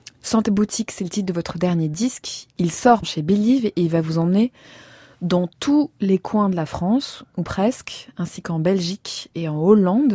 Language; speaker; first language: French; native; French